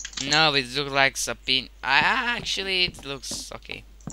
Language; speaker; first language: English; non-native, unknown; Romanian